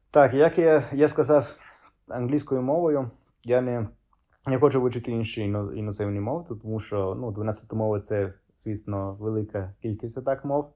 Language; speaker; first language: Ukrainian; non-native, fluent; Italian